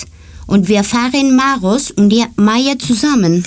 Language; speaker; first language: German; non-native, learner; Greek